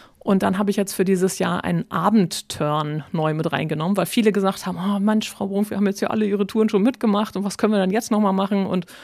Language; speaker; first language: German; native; German